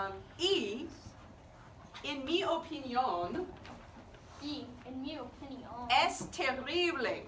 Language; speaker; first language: Spanish; non-native, learner; English